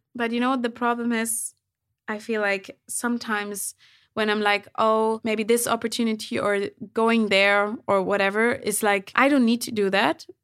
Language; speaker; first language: English; non-native, fluent; German